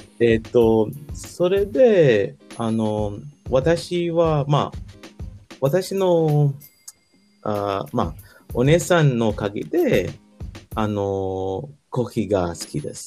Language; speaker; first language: Japanese; non-native, learner; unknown